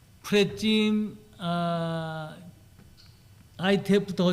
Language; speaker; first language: Czech; non-native, learner; Korean